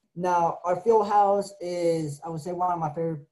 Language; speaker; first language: English; native; English